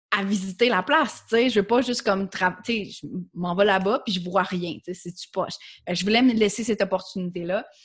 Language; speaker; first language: French; native; French